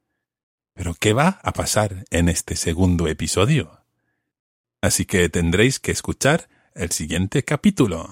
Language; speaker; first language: Spanish; non-native, fluent; English